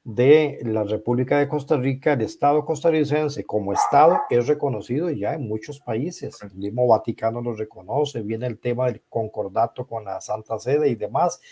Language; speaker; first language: Spanish; native; Spanish